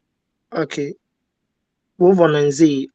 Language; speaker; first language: German; non-native, learner; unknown